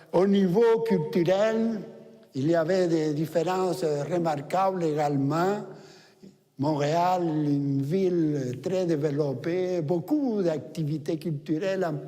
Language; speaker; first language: French; non-native, fluent; Spanish